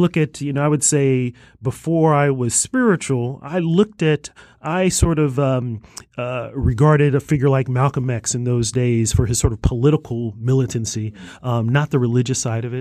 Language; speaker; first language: English; native; English